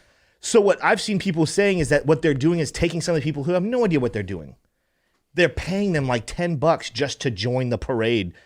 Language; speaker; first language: English; native; English